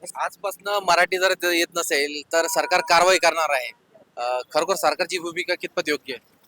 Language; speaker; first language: Marathi; native; Marathi